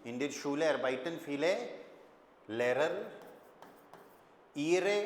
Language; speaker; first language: German; non-native, fluent; Hindi